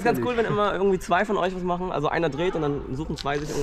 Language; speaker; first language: German; native; German